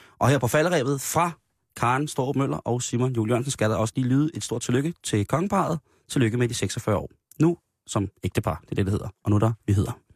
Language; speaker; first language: Danish; native; Danish